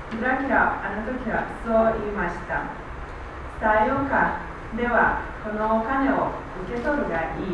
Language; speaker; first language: Japanese; non-native, learner; Romanian